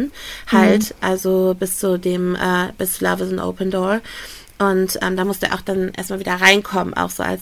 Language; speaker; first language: German; native; German